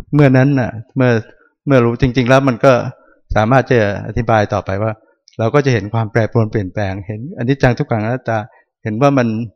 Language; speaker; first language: Thai; native; Thai